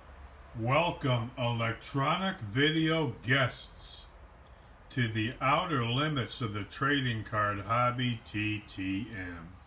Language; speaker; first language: English; native; English